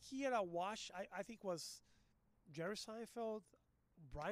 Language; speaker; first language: English; non-native, fluent; Portuguese